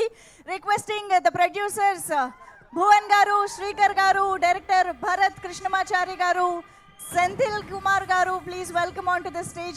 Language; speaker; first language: Telugu; native; Telugu